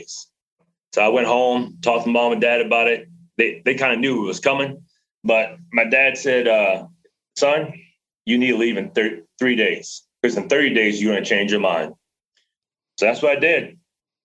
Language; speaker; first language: English; native; English